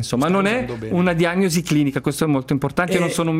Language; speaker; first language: Italian; native; Italian